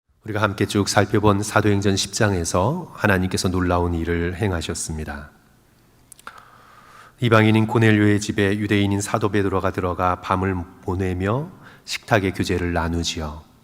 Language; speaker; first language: Korean; native; Korean